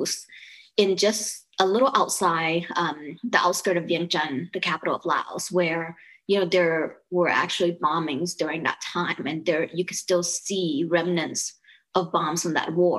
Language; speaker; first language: English; early bilingual, other home language; Lao